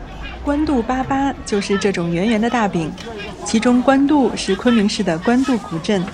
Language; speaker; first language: Chinese; native; Chinese